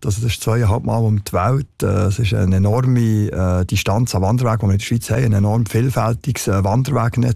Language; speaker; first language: German; native; German